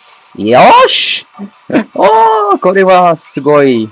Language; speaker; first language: Japanese; non-native, learner; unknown